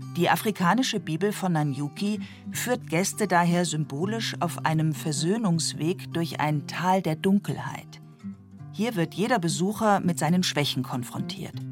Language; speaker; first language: German; native; German